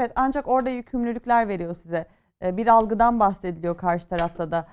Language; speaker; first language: Turkish; native; Turkish